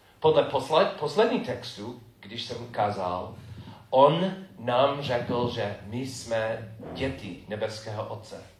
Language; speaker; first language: Czech; non-native, fluent; English